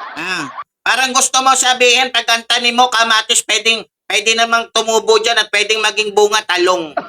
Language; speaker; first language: Filipino; native; Filipino